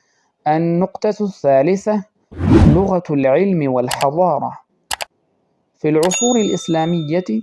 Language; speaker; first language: Arabic; non-native, fluent; Pashto